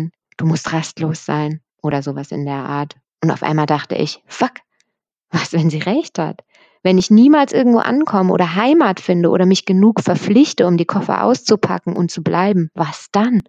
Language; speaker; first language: German; native; German